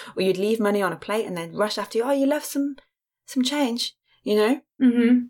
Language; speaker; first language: English; native; English